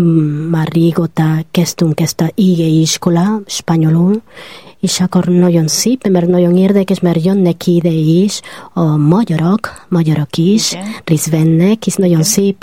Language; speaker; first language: Hungarian; non-native, learner; Spanish